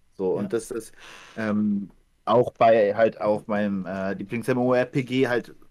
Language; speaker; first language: German; early bilingual, other home language; Ukrainian